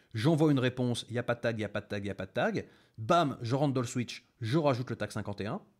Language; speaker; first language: French; native; French